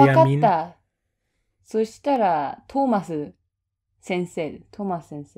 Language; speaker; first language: Japanese; native; Japanese